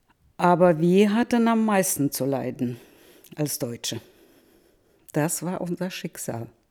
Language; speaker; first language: German; early bilingual, heritage; German